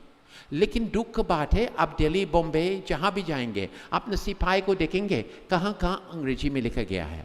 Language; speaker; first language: Hindi; non-native, fluent; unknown